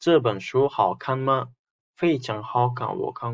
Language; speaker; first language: Chinese; non-native, fluent; Uzbek